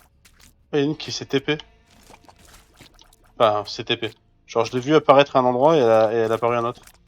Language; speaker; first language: French; native; French